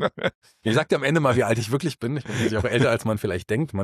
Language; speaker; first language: German; native; German